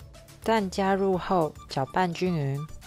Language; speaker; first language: Chinese; native; Chinese